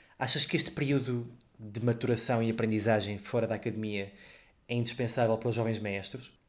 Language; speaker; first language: Portuguese; native; Portuguese